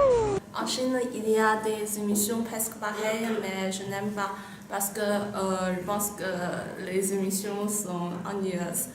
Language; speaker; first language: French; non-native, learner; Chinese